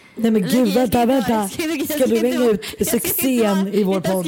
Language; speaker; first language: Swedish; native; Swedish